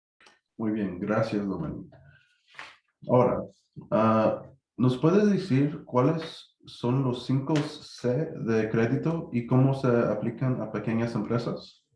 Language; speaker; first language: Spanish; early bilingual, heritage; Spanish